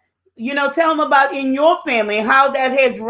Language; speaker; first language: English; native; English